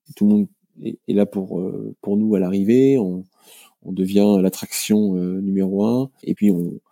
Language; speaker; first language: French; native; French